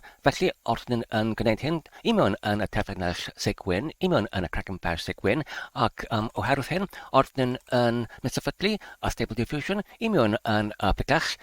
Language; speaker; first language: Welsh; non-native, learner; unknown